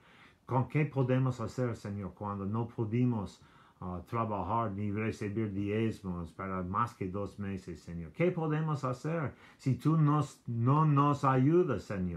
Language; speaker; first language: Spanish; non-native, learner; English